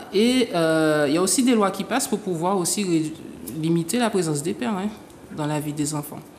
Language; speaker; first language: French; native; French